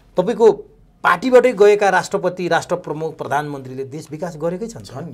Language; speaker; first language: Nepali; native; Nepali